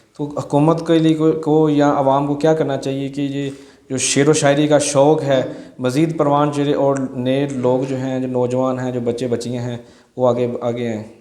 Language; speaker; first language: Urdu; non-native, local second language; Punjabi